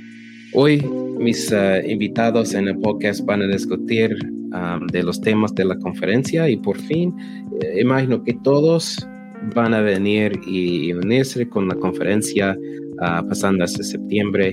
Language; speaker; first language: Spanish; non-native, learner; English